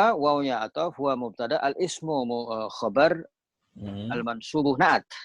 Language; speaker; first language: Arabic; non-native, learner; Indonesian